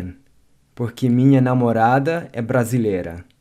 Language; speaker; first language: Portuguese; non-native, fluent; English